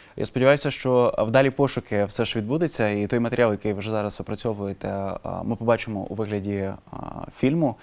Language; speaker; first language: Ukrainian; native; Ukrainian